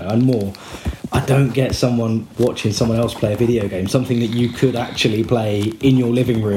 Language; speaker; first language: English; native; English